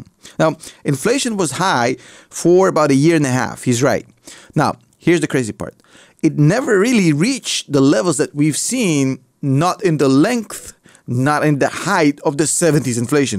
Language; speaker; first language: English; native; English